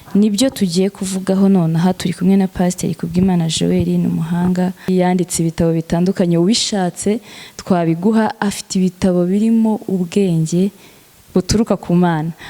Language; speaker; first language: Kinyarwanda; native; Kinyarwanda